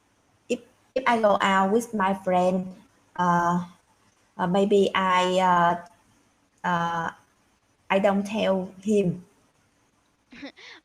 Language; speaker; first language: English; non-native, learner; Vietnamese